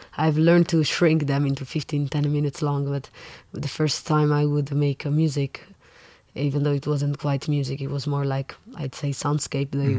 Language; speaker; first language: English; non-native, fluent; Italian